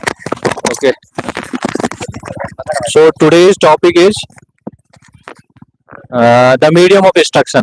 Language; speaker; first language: English; non-native, local second language; Hindi